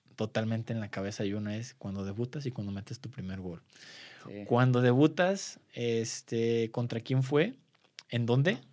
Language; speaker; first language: Spanish; native; Spanish